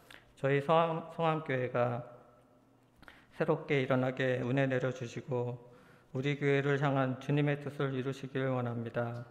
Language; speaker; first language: Korean; native; Korean